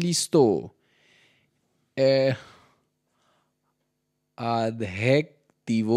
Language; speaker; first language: Spanish; non-native, learner; Hindi